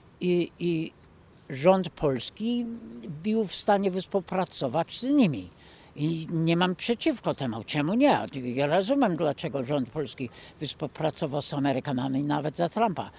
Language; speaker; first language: Polish; non-native, fluent; English